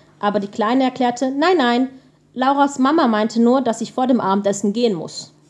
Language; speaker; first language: German; early bilingual, other home language; Punjabi